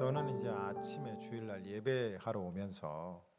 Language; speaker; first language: Korean; native; Korean